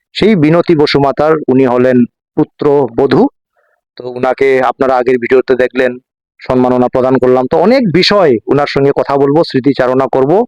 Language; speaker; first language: Bangla; non-native, local second language; Bodo